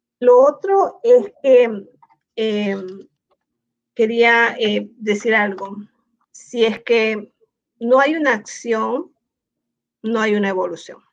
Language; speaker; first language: Spanish; native; Spanish